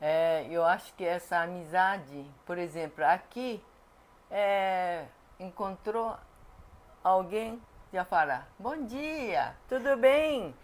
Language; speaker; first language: Portuguese; non-native, fluent; Japanese